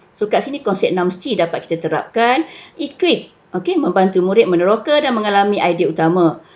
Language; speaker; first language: Malay; native; Malay